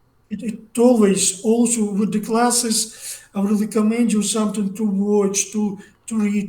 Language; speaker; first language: English; non-native, learner; Russian